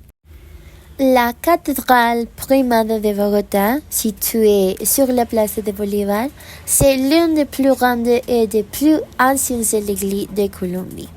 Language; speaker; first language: French; non-native, learner; Spanish